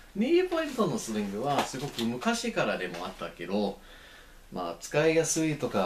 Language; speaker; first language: Japanese; non-native, learner; English